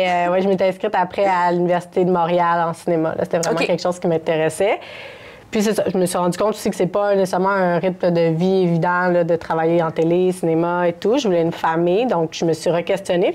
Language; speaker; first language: French; native; French